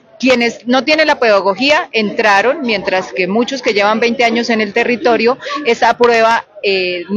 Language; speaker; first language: Spanish; native; Spanish